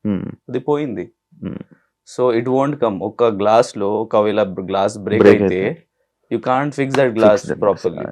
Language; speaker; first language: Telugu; non-native, learner; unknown